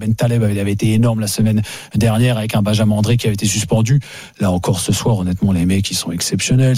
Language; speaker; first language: French; native; French